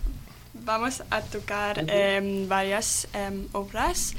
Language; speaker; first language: Spanish; non-native, learner; German